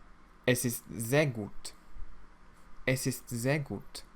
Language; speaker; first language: German; non-native, fluent; English